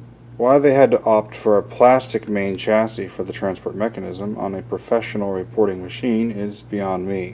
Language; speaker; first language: English; native; English